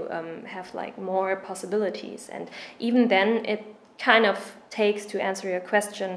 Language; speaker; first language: English; non-native, fluent; German